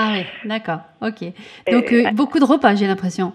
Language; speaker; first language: French; native; French